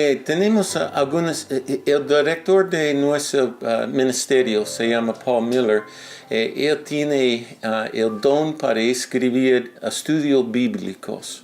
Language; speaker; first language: Spanish; non-native, fluent; English